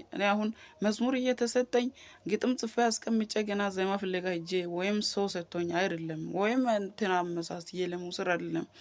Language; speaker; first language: Amharic; non-native, local second language; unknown